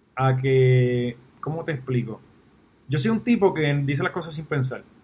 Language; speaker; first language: Spanish; native; Spanish